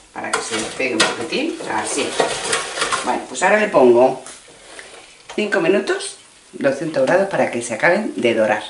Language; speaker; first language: Spanish; native; Spanish